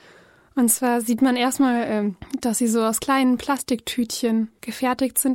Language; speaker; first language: German; native; German